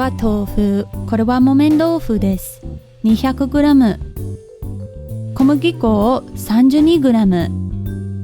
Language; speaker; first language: Japanese; non-native, learner; English